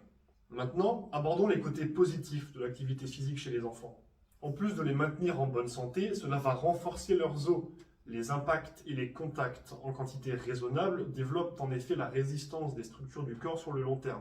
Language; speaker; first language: French; native; French